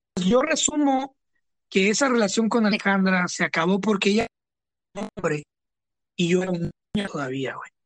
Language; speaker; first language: Spanish; early bilingual, heritage; Spanish